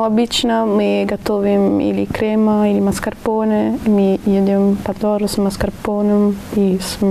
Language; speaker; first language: Russian; non-native, learner; Italian